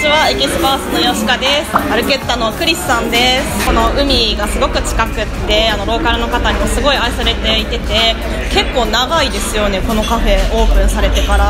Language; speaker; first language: Japanese; native; Japanese